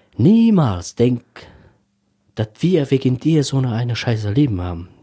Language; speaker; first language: German; non-native, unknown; Tajik